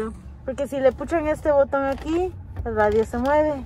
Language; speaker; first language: Spanish; early bilingual, heritage; Spanish